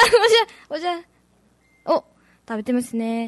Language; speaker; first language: Japanese; native; Japanese